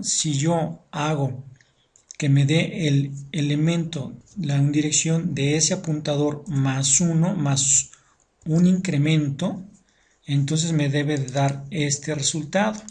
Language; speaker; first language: Spanish; native; Spanish